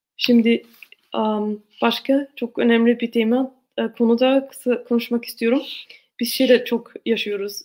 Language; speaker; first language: Turkish; non-native, fluent; German